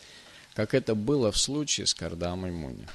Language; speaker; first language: Russian; native; Russian